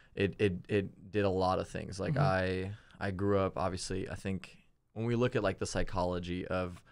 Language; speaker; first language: English; early bilingual, other home language; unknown